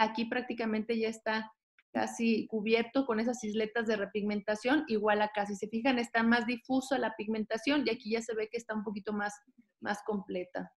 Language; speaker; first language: Spanish; native; Spanish